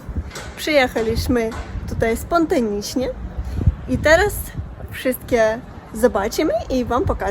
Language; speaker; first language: Polish; non-native, learner; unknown